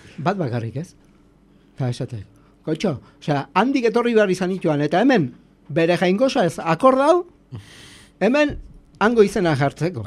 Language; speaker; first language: Basque; native; Basque